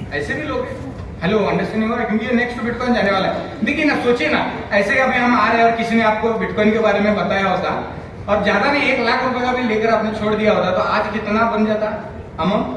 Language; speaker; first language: Hindi; non-native, local second language; Marathi